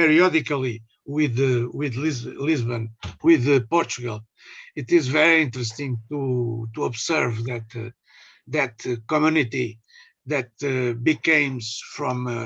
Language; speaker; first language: English; non-native, learner; Portuguese